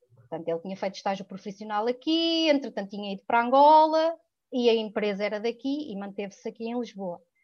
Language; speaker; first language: Portuguese; early bilingual, other home language; French